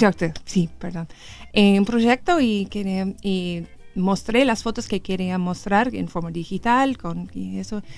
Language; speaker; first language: Spanish; non-native, learner; English